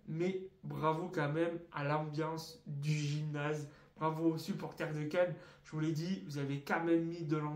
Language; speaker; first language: French; native; French